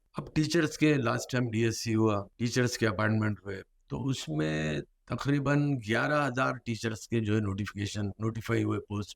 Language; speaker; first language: Urdu; native; Urdu